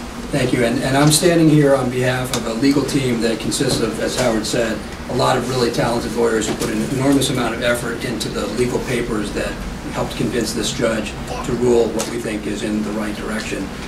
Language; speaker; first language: English; native; English